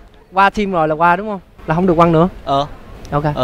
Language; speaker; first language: Vietnamese; native; Vietnamese